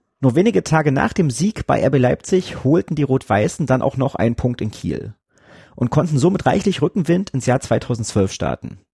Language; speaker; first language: German; native; German